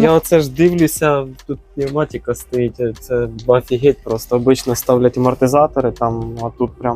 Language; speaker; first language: Ukrainian; native; Ukrainian